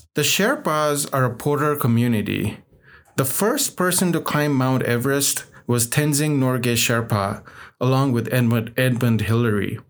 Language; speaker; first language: English; non-native, local second language; Nepali